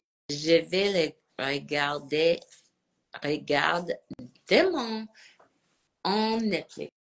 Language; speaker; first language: French; non-native, learner; English